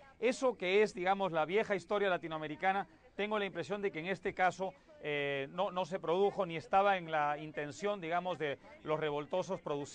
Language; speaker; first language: Spanish; native; Spanish